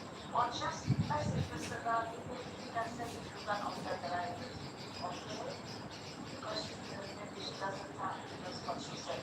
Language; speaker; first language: English; non-native, fluent; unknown